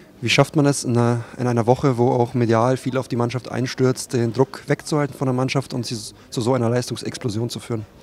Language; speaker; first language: German; native; German